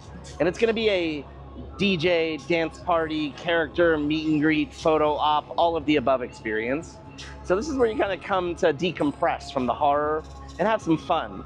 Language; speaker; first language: English; native; English